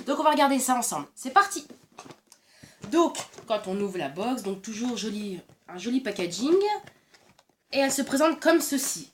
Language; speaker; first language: French; native; French